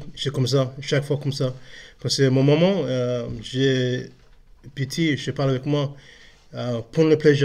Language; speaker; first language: French; non-native, learner; English